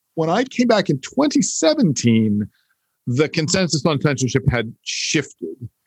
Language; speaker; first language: English; native; English